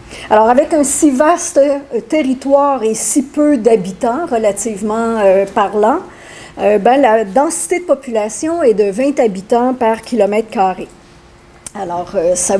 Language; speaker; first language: French; native; French